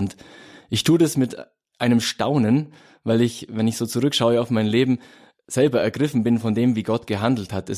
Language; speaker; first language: German; native; German